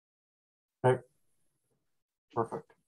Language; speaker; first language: English; native; English